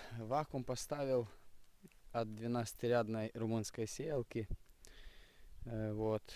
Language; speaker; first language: Russian; non-native, local second language; Ukrainian